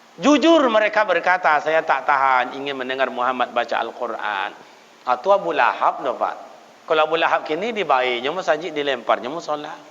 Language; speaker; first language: Malay; native; Malay